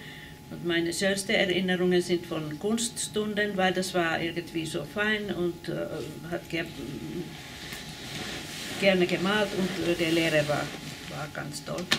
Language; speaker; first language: German; non-native, fluent; Finnish